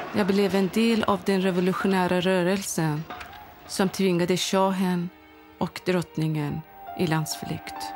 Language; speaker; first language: Swedish; non-native, fluent; Persian